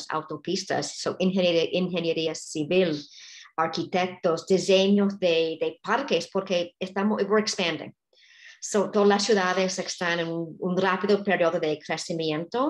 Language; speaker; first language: Spanish; non-native, fluent; English